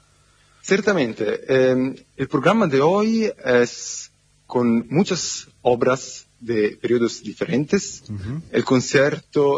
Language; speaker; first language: Spanish; non-native, fluent; Italian